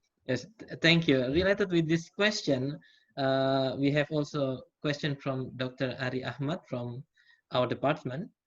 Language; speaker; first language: English; non-native, fluent; Indonesian